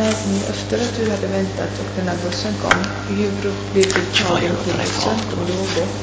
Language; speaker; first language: Swedish; non-native, fluent; Italian